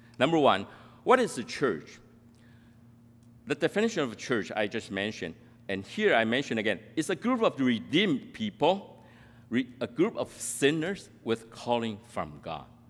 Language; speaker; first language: English; non-native, fluent; Min Nan Chinese